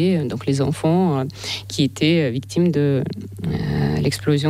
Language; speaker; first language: French; non-native, fluent; Russian